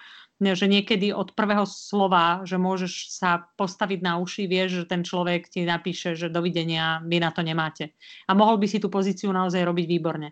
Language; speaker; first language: Slovak; native; Slovak